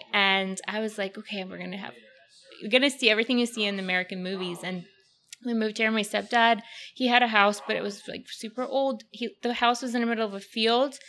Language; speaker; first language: English; early bilingual, other home language; Russian